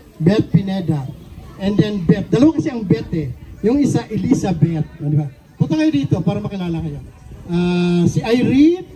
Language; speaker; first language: Filipino; non-native, local second language; Bikol